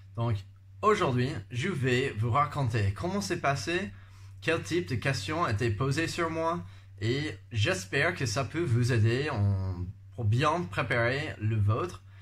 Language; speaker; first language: French; non-native, fluent; English